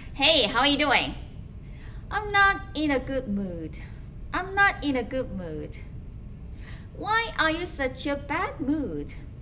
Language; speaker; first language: English; non-native, fluent; Korean